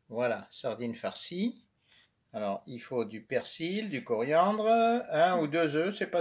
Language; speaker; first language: French; native; French